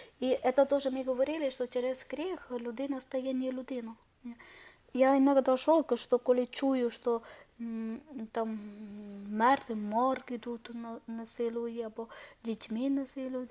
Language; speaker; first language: Ukrainian; non-native, learner; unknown